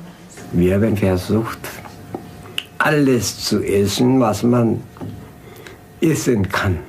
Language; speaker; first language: German; non-native, fluent; Korean